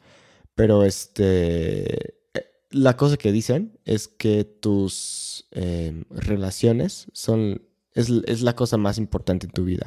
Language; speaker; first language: Spanish; non-native, fluent; English